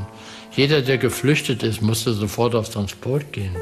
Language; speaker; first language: German; early bilingual, heritage; German